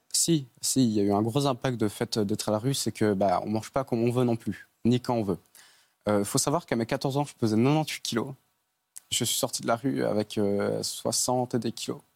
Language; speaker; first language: French; native; French